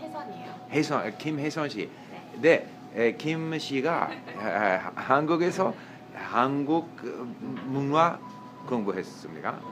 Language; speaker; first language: Korean; non-native, learner; English